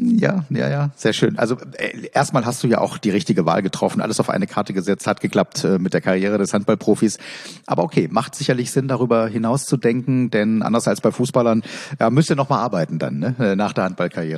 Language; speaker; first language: German; native; German